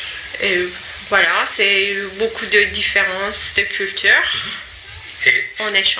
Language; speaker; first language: French; non-native, fluent; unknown